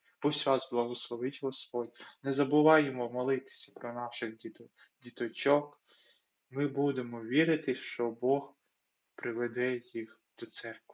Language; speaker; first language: Ukrainian; non-native, local second language; Russian